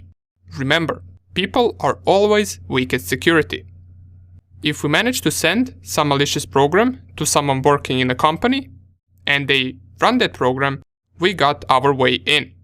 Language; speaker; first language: English; non-native, fluent; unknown